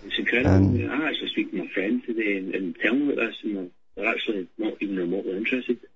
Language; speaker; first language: English; native; English